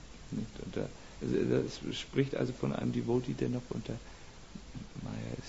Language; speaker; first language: German; native; German